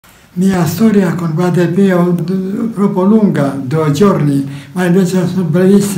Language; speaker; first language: Italian; non-native, learner; Polish